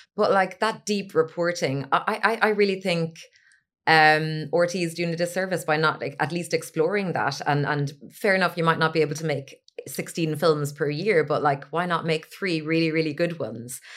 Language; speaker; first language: English; native; English